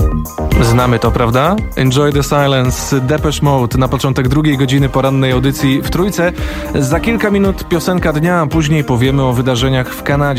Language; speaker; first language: Polish; native; Polish